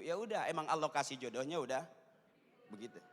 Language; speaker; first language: Malay; native; Malay